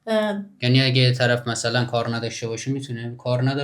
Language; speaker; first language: Persian; native; Persian